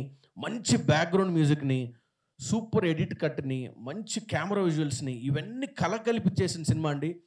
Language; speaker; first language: Telugu; native; Telugu